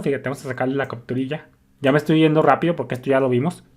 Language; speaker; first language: Spanish; native; Spanish